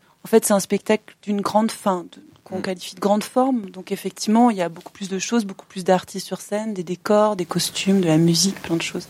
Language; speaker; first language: French; native; French